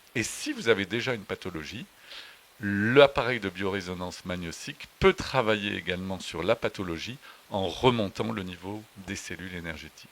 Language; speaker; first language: French; native; French